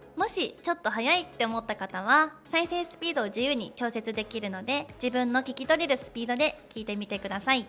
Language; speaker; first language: Japanese; native; Japanese